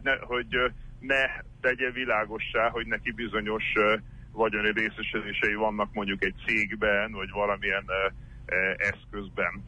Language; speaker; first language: Hungarian; native; Hungarian